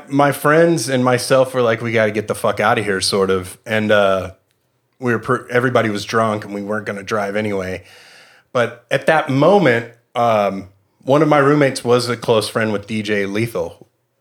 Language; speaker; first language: English; native; English